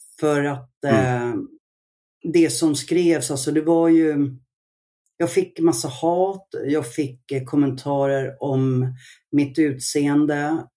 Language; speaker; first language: Swedish; early bilingual, other home language; Arabic